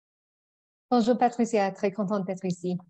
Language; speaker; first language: French; non-native, local second language; English